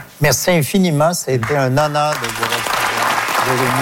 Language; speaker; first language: French; native; French